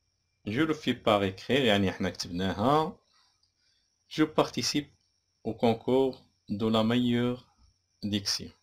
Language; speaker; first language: French; non-native, local second language; Arabic